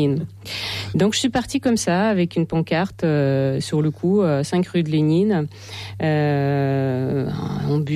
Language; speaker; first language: French; non-native, fluent; Russian